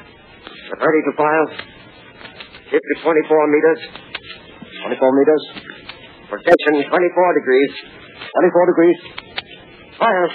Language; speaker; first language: English; native; English